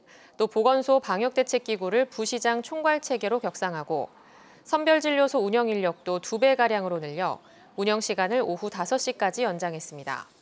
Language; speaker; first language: Korean; native; Korean